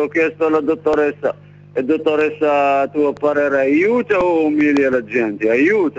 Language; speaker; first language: Italian; non-native, learner; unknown